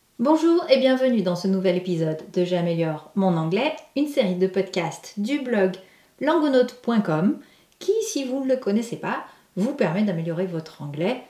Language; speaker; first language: French; native; French